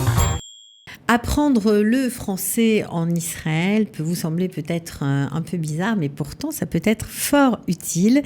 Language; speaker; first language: French; native; French